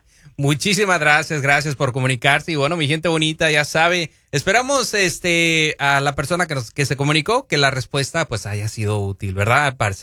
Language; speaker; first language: Spanish; native; Spanish